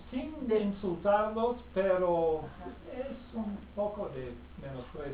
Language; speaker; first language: Spanish; non-native, fluent; English